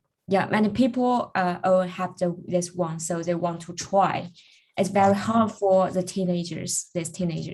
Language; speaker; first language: English; non-native, learner; Chinese